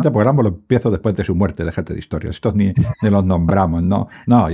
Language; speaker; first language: Spanish; native; Spanish